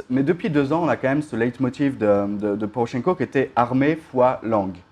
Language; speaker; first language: French; native; French